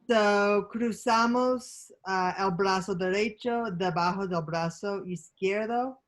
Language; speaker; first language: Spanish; non-native, learner; English